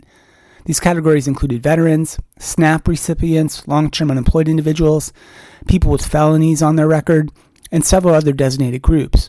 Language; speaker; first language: English; native; English